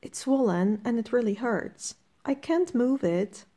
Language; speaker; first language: English; non-native, fluent; Polish